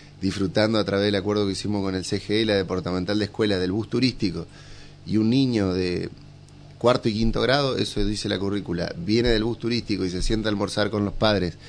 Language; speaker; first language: Spanish; native; Spanish